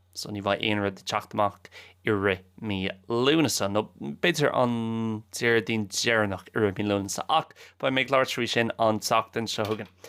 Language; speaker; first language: Irish; native; Irish